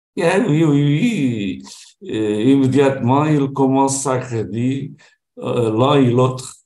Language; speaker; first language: French; non-native, learner; Portuguese